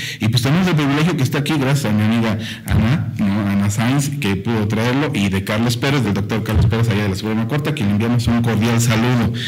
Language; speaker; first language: Spanish; native; Spanish